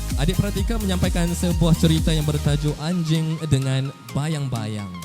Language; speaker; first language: Malay; native; Malay